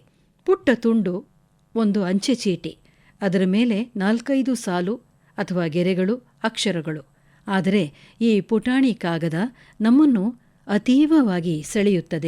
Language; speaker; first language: Kannada; native; Kannada